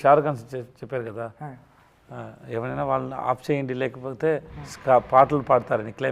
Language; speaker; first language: Telugu; non-native, learner; Tamil